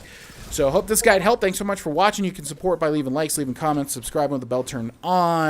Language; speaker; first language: English; native; English